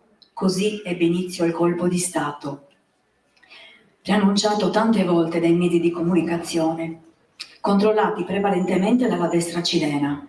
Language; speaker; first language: Italian; native; Italian